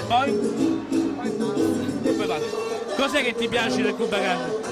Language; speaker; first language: Italian; native; Italian